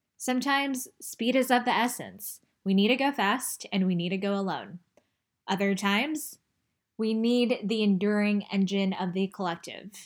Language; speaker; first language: English; early bilingual, other home language; Chinese